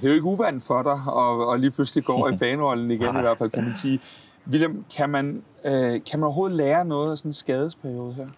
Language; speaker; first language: Danish; native; Danish